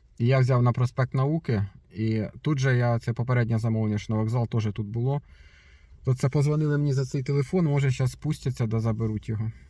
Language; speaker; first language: Ukrainian; non-native, local second language; Russian